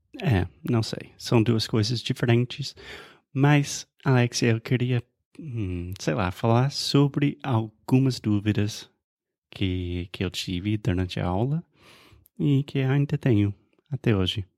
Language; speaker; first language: Portuguese; non-native, fluent; English